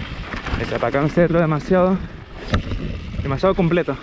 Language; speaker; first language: Spanish; native; Spanish